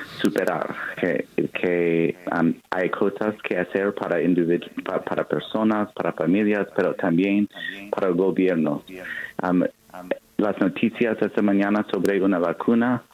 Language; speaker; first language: Spanish; non-native, fluent; English